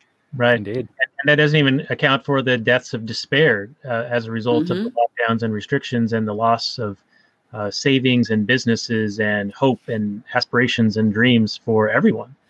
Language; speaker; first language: English; native; English